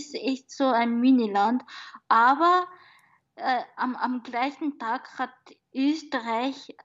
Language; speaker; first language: German; non-native, learner; Japanese